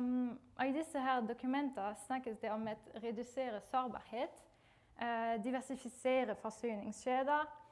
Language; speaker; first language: Norwegian; non-native, fluent; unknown